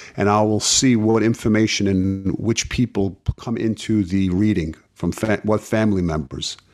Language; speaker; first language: English; native; English